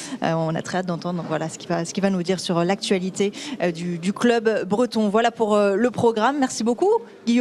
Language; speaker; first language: French; native; French